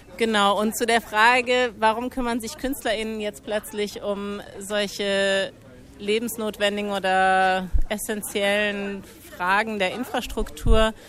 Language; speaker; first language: German; native; German